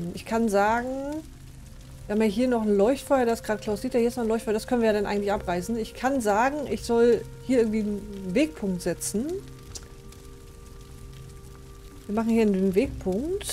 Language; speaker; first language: German; native; German